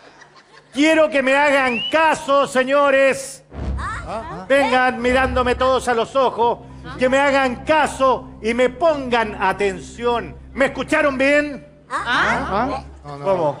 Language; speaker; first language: Spanish; native; Spanish